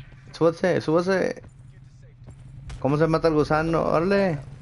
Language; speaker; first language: Spanish; early bilingual, heritage; Spanish